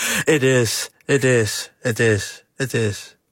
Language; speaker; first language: Dutch; non-native, fluent; English